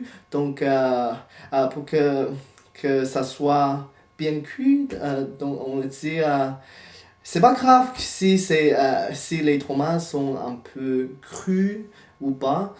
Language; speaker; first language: French; non-native, fluent; Chinese